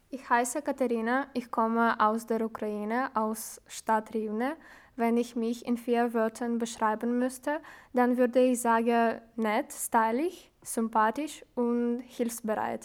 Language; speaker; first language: German; non-native, learner; Ukrainian